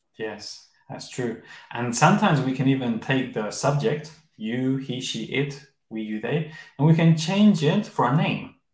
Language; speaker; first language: English; non-native, fluent; Spanish